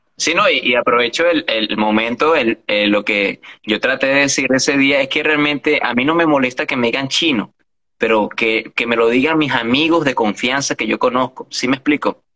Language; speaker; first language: Spanish; early bilingual, other home language; Cantonese